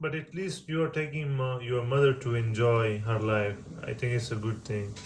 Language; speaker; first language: English; non-native, learner; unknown